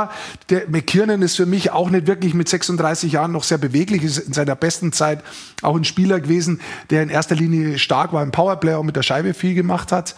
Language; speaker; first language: German; native; German